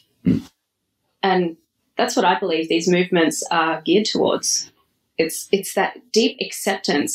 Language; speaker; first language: English; native; English